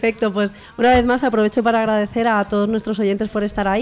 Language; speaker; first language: Spanish; native; Spanish